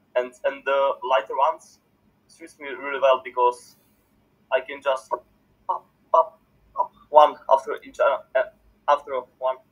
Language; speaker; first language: English; non-native, fluent; Czech